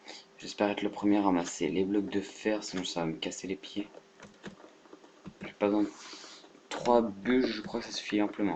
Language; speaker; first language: French; native; French